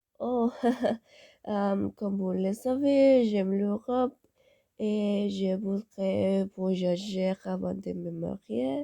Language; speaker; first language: French; non-native, learner; Spanish